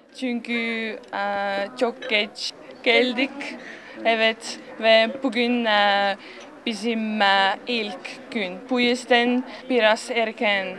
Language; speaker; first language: Turkish; non-native, learner; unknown